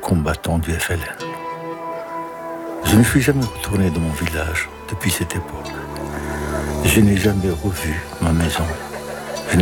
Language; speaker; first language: French; non-native, local second language; Kabyle